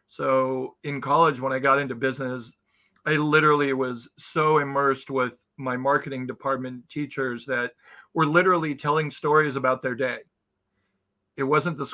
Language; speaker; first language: English; native; English